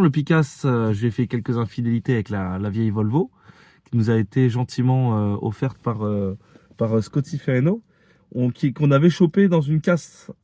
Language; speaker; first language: French; native; French